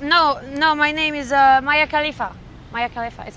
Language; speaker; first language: English; non-native, learner; French